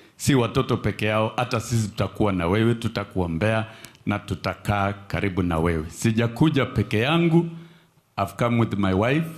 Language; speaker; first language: Swahili; non-native, local second language; Kalenjin